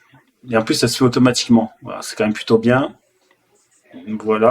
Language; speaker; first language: French; native; French